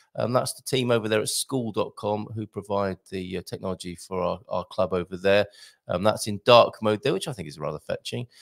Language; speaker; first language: English; native; English